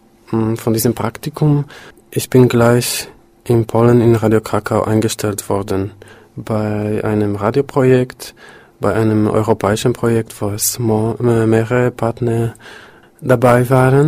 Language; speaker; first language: German; non-native, fluent; Polish